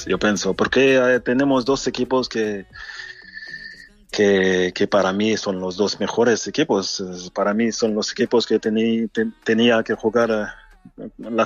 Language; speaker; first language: Spanish; non-native, fluent; French